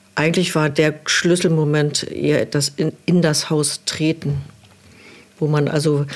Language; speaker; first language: German; native; German